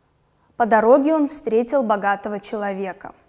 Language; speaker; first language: Russian; non-native, local second language; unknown